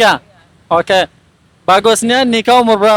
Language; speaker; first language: Indonesian; non-native, fluent; Persian